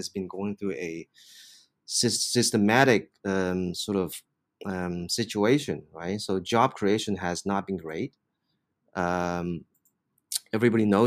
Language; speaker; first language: English; non-native, local second language; Cantonese